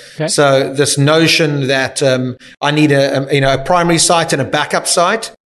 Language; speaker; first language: English; native; English